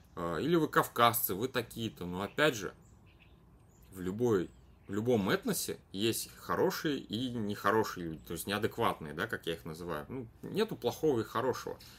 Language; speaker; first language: Russian; native; Russian